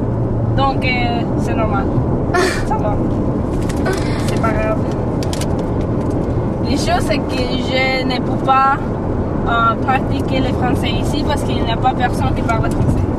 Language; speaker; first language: French; non-native, learner; Spanish